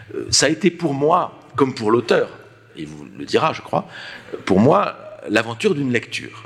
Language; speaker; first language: French; native; French